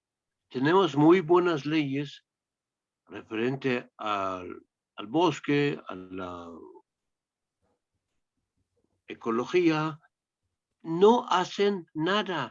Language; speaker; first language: Spanish; non-native, fluent; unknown